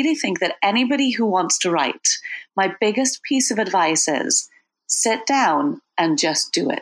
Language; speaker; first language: English; native; English